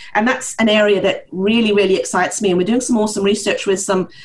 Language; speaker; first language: English; early bilingual, heritage; Norwegian